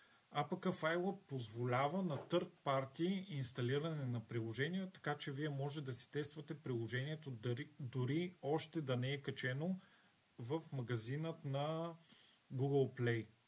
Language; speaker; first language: Bulgarian; native; Bulgarian